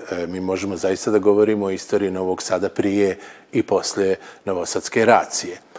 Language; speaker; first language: Serbian; native; Serbian